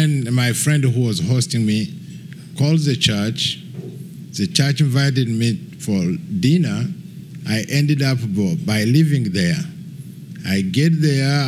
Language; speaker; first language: English; non-native, local second language; Kinyarwanda